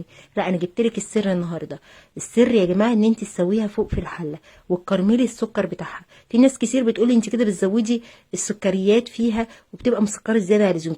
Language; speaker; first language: Arabic; native; Arabic